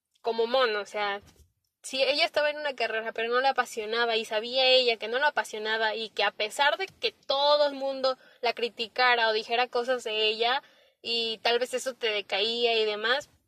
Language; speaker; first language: Spanish; native; Spanish